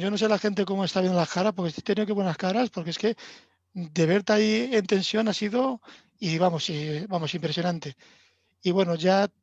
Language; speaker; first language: Spanish; native; Spanish